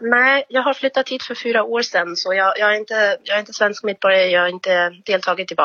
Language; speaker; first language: Swedish; non-native, fluent; German